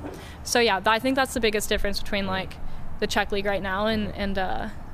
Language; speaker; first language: English; native; English